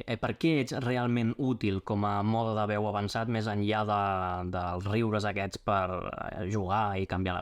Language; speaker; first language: Catalan; native; Catalan